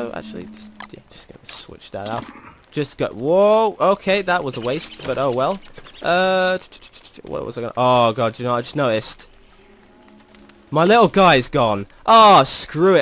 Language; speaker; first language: English; native; English